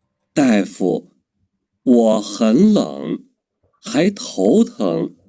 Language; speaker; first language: Chinese; non-native, learner; Urdu